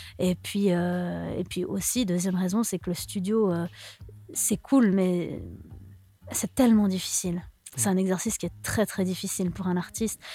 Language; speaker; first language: French; native; French